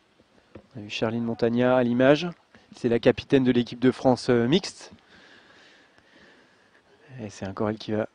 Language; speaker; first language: French; native; French